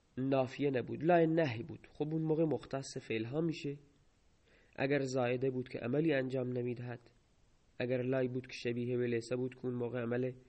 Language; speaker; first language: Persian; non-native, local second language; Baluchi